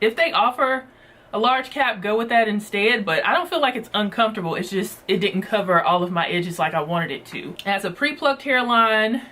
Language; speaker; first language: English; native; English